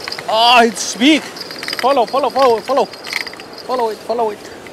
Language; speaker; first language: English; non-native, learner; Spanish